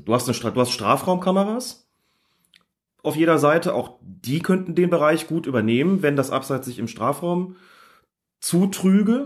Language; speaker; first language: German; native; German